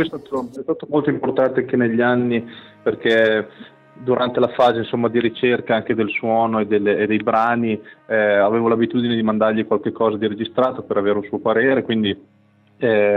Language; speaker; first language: Italian; native; Italian